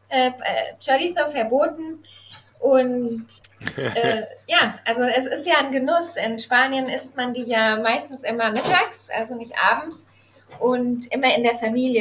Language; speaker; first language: German; native; German